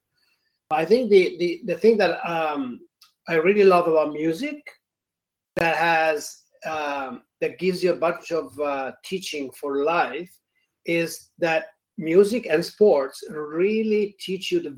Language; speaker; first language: English; non-native, fluent; Italian